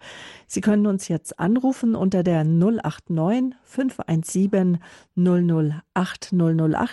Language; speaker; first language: German; native; German